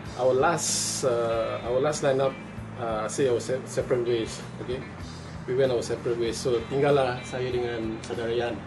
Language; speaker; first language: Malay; non-native, local second language; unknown